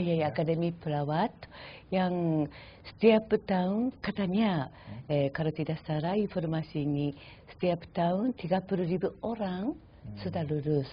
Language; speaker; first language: Indonesian; non-native, fluent; Japanese